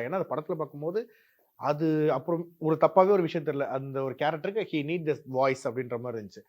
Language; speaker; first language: Tamil; native; Tamil